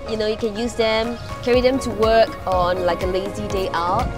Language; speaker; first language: English; non-native, local second language; Chinese